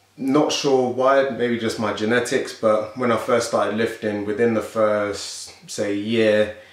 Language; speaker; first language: English; native; English